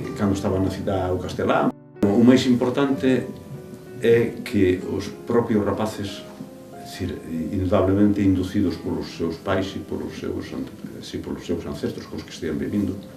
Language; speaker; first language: Galician; native; Galician